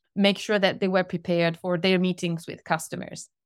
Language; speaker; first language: English; non-native, fluent; Italian